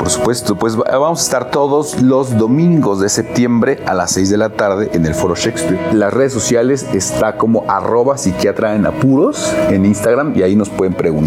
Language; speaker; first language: Spanish; native; Spanish